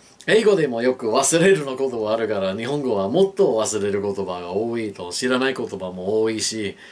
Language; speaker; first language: Japanese; non-native, learner; English